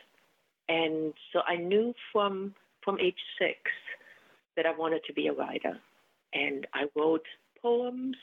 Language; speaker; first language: English; non-native, fluent; German